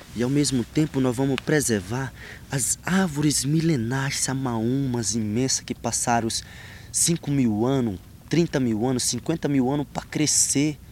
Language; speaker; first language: Portuguese; non-native, local second language; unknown